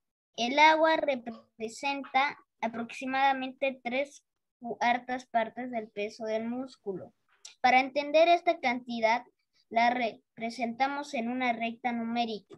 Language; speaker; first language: Spanish; native; Spanish